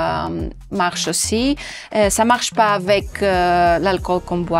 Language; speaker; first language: French; non-native, local second language; Dutch